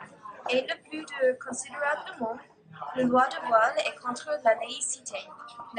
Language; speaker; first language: French; non-native, learner; English